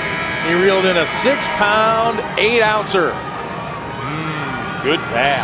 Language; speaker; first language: English; native; English